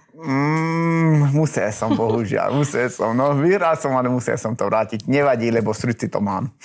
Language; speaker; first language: Slovak; native; Slovak